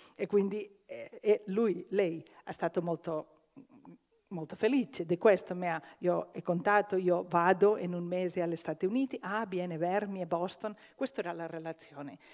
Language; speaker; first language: Italian; non-native, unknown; Catalan